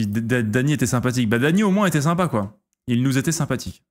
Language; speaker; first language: French; native; French